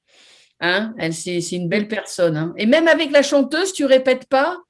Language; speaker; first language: French; native; French